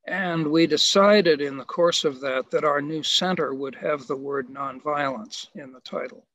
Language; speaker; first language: English; native; English